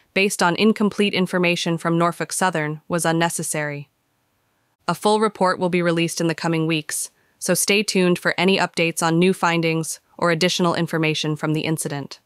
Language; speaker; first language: English; native; English